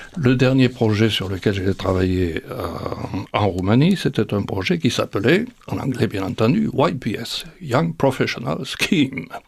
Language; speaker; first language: French; native; French